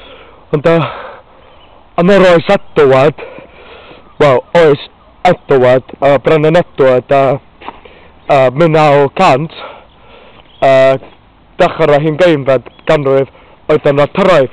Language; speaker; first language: Welsh; non-native, learner; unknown